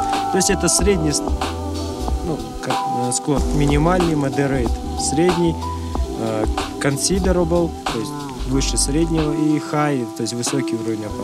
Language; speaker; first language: Russian; native; Russian